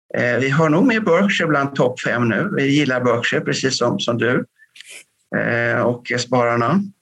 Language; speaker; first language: Swedish; native; Swedish